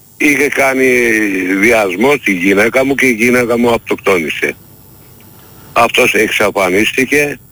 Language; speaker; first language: Greek; non-native, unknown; Turkish